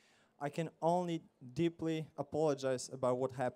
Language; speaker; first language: English; non-native, learner; Polish